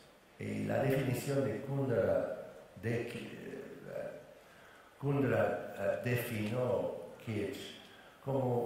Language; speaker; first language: Spanish; non-native, fluent; English